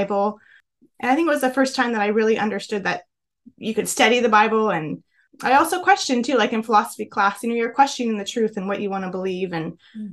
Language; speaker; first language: English; native; English